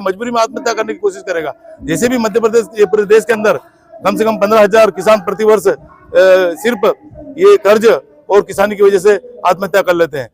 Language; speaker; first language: Hindi; native; Hindi